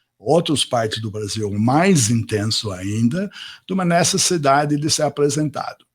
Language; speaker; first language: Portuguese; non-native, fluent; English